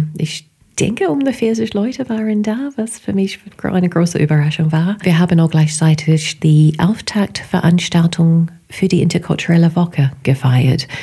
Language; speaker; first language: German; non-native, fluent; English